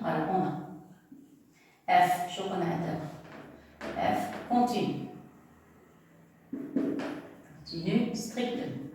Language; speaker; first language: French; non-native, local second language; Arabic